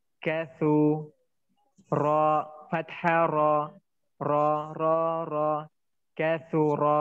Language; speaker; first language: Arabic; non-native, learner; Indonesian